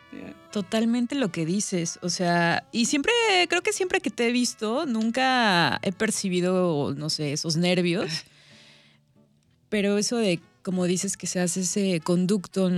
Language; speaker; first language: Spanish; native; Spanish